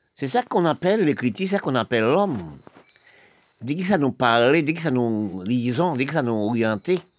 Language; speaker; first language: French; non-native, local second language; Haitian Creole